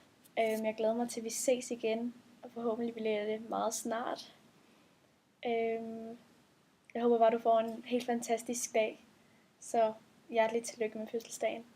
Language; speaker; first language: Danish; native; Danish